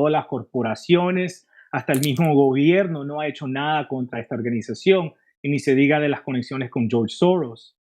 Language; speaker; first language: Spanish; early bilingual, heritage; Spanish